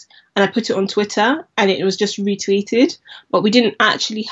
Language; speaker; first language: English; native; English